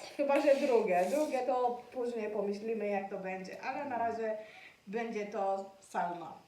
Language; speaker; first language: Polish; non-native, learner; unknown